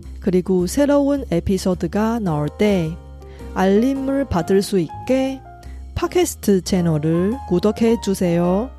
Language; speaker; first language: Korean; non-native, fluent; Chinese